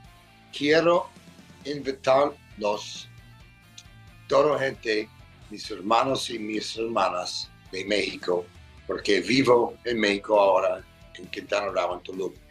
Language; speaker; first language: Spanish; non-native, learner; English